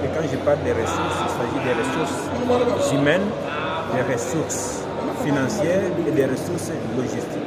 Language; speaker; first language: French; non-native, local second language; Swahili